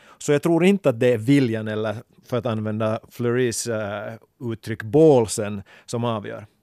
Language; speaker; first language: Swedish; native; Swedish